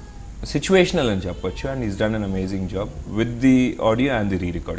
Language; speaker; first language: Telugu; native; Telugu